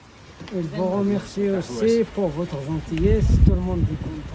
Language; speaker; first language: French; non-native, learner; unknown